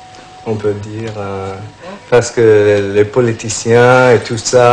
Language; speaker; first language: French; non-native, learner; English